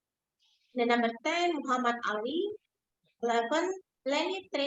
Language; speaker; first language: English; non-native, fluent; Indonesian